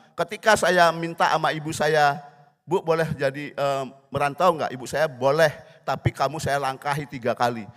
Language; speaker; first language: Indonesian; non-native, local second language; Balinese